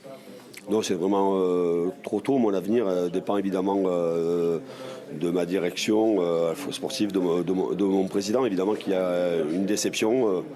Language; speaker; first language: French; native; French